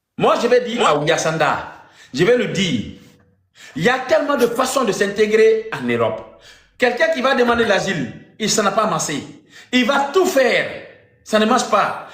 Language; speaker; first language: French; non-native, local second language; Fula